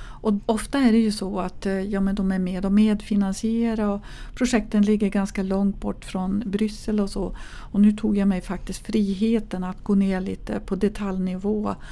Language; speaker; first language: Swedish; native; Swedish